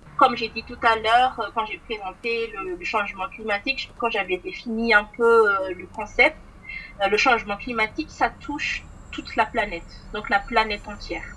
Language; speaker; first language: French; non-native, local second language; Malagasy